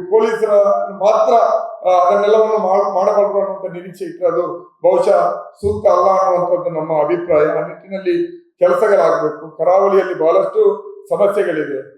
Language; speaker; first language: Kannada; non-native, local second language; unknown